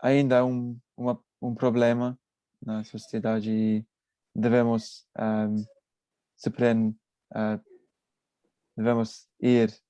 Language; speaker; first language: Portuguese; non-native, learner; English